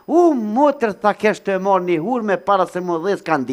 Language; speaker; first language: Albanian; native; Albanian